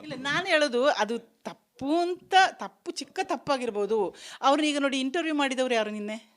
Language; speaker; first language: Kannada; non-native, local second language; Kodava